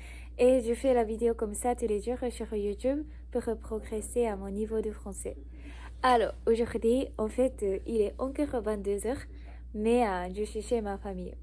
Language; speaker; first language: French; non-native, learner; Japanese